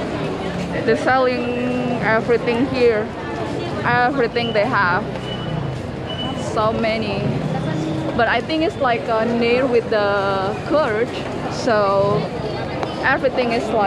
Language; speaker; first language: English; non-native, learner; Indonesian